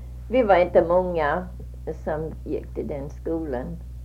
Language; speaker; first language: Swedish; early bilingual, heritage; Swedish